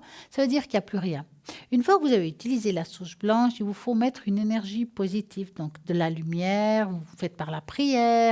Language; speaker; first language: French; native; French